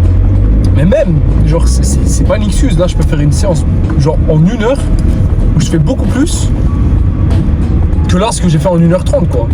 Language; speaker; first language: French; native; French